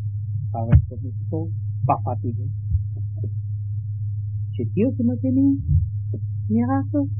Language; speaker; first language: French; non-native, learner; Vietnamese